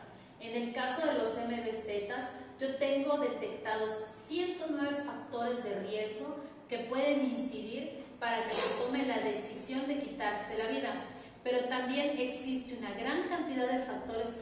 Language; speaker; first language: Spanish; native; Spanish